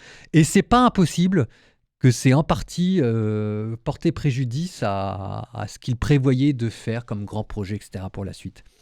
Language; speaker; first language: French; native; French